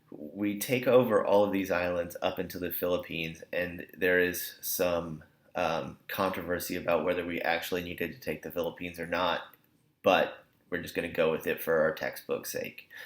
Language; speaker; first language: English; native; English